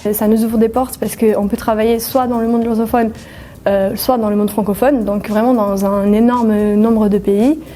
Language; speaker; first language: French; non-native, fluent; Portuguese